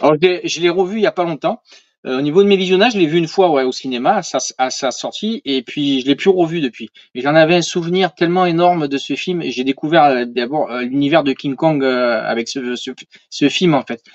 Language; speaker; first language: French; native; French